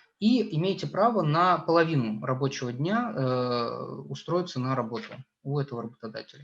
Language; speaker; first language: Russian; native; Russian